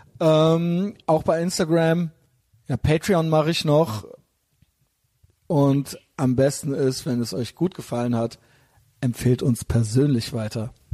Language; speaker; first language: German; native; German